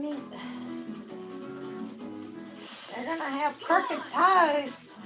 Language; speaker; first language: English; native; English